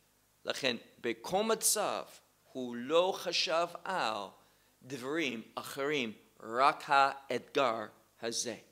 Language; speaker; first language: Hebrew; non-native, fluent; English